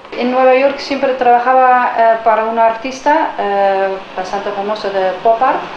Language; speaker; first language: Spanish; non-native, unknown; Dutch